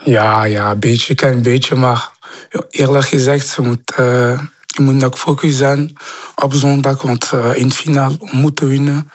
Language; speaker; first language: Dutch; non-native, local second language; French